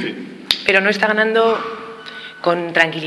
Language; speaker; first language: Spanish; native; Spanish